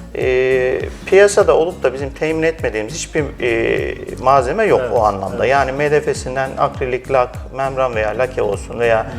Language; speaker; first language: Turkish; native; Turkish